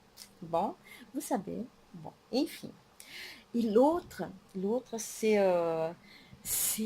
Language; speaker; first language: French; non-native, fluent; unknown